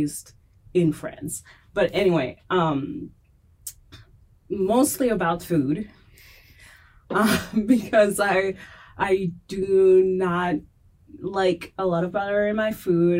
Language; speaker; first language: English; non-native, fluent; French